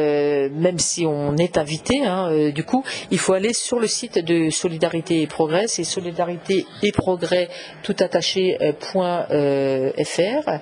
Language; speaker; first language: French; native; French